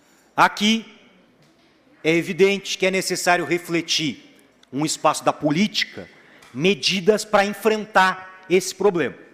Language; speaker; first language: Portuguese; native; Portuguese